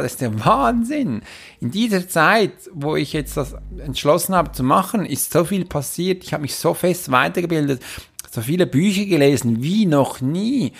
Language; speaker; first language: German; native; German